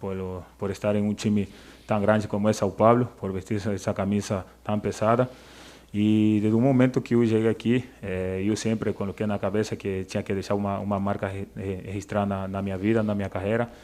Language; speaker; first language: Portuguese; non-native, fluent; Spanish